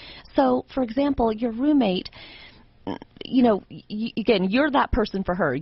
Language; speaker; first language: English; native; English